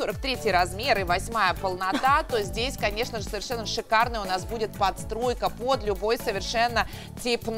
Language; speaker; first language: Russian; native; Russian